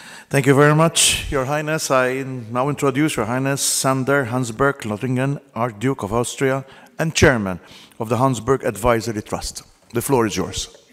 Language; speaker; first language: English; non-native, local second language; Maltese